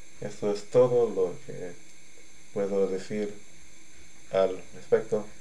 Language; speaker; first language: Spanish; non-native, learner; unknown